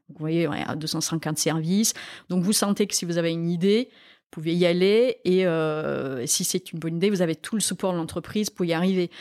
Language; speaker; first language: French; non-native, fluent; Romanian